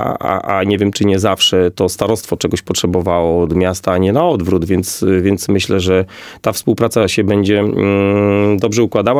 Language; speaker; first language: Polish; native; Polish